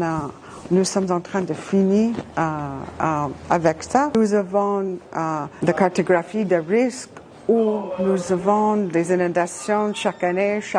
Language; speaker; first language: French; non-native, fluent; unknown